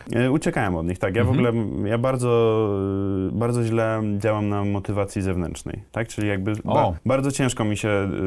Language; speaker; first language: Polish; native; Polish